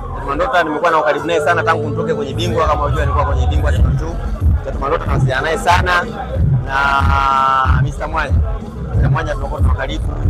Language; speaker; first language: Swahili; native; Swahili